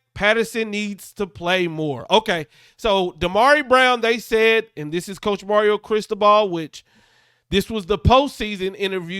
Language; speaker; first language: English; native; English